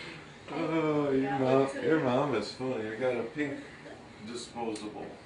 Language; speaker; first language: English; native; English